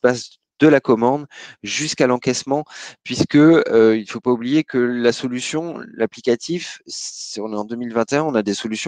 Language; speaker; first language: French; native; French